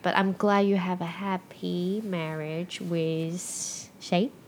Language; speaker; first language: English; non-native, fluent; Chinese